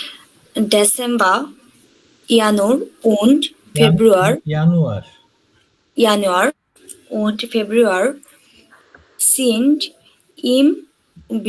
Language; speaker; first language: German; non-native, learner; Bangla